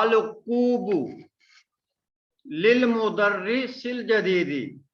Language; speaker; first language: Arabic; non-native, fluent; Malay